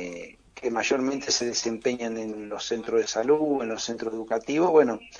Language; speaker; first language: Spanish; native; Spanish